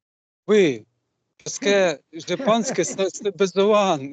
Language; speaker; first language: French; non-native, learner; Russian